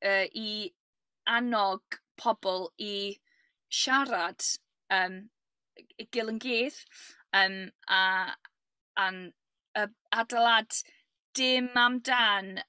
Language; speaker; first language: Welsh; non-native, learner; English